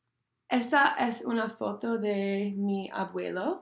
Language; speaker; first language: Spanish; non-native, learner; English